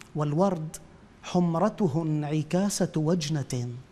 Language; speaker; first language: Arabic; native; Arabic